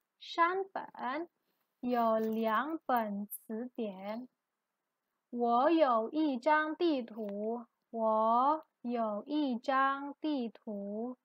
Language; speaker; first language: Chinese; non-native, fluent; Indonesian